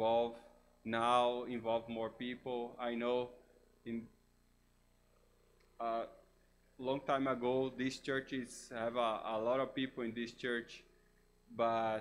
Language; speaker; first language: English; non-native, learner; Portuguese